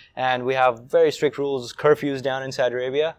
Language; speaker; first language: English; non-native, fluent; Urdu